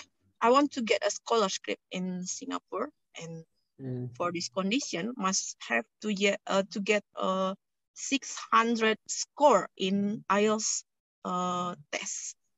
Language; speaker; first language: English; non-native, learner; Indonesian